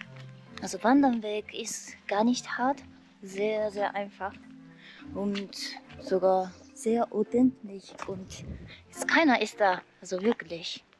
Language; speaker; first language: German; non-native, learner; Japanese